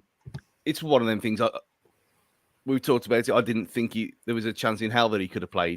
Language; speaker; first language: English; native; English